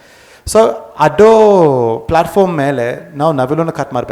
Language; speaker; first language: Kannada; non-native, fluent; English